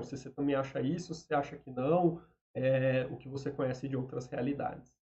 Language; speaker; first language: Portuguese; native; Portuguese